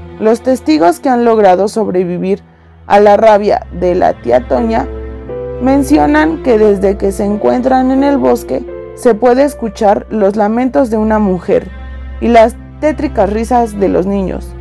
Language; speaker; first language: Spanish; native; Spanish